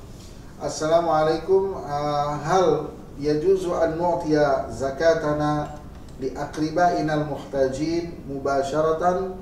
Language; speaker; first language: Arabic; non-native, fluent; Indonesian